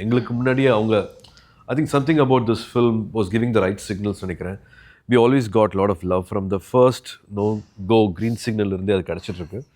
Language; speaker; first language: Tamil; native; Tamil